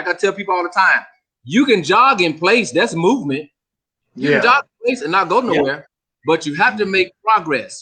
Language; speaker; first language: English; native; English